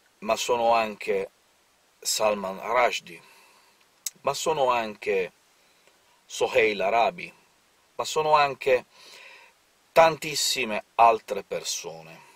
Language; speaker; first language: Italian; native; Italian